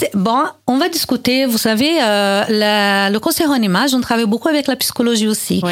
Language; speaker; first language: French; non-native, learner; Portuguese